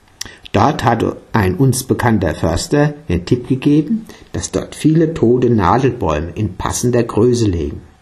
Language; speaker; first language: German; native; German